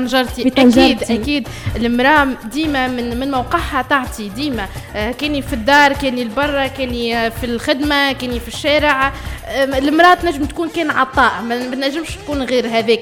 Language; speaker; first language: Arabic; native; Arabic